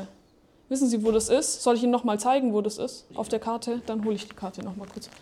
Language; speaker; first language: German; native; German